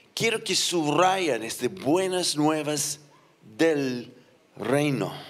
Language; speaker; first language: Spanish; non-native, fluent; English